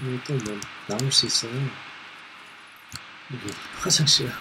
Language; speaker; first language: Korean; non-native, learner; English